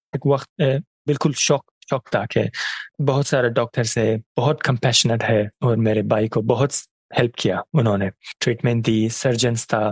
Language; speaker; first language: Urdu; non-native, fluent; Persian